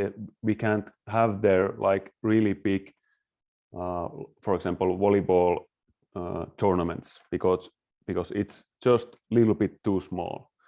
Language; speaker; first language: English; non-native, fluent; Finnish